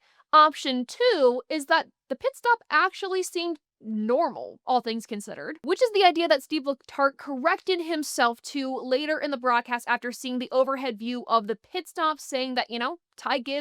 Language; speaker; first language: English; native; English